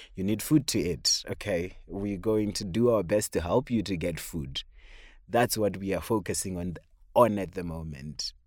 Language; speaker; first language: English; non-native, local second language; Shona